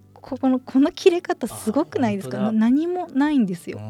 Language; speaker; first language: Japanese; native; Japanese